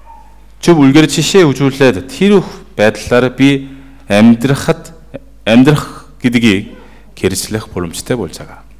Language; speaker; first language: Mongolian; non-native, fluent; Korean